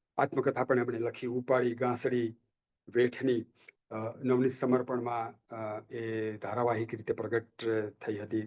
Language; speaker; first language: Gujarati; native; Gujarati